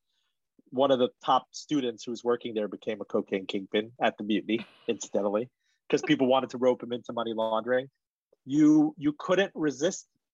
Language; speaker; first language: English; early bilingual, other home language; Persian